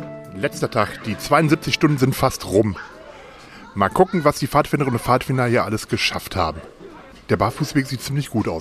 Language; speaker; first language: German; native; German